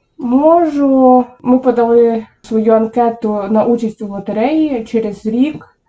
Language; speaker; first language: Ukrainian; native; Ukrainian